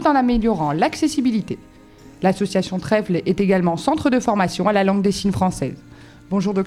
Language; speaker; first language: French; native; French